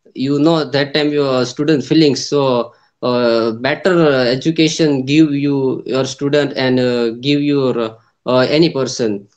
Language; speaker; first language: English; non-native, local second language; Gujarati